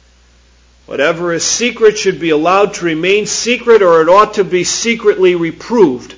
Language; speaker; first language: English; native; English